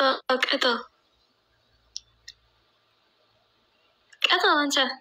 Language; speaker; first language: Amharic; non-native, learner; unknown